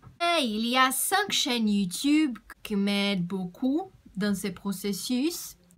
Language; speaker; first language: French; non-native, learner; Portuguese